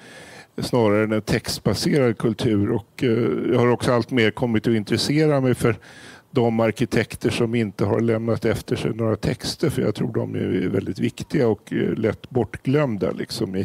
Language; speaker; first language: Swedish; native; Swedish